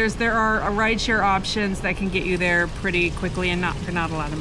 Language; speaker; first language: English; native; English